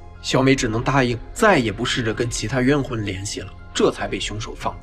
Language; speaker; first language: Chinese; native; Chinese